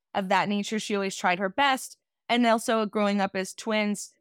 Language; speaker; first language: English; native; English